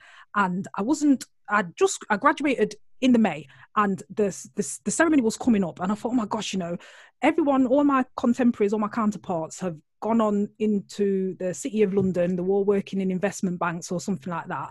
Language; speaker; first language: English; native; English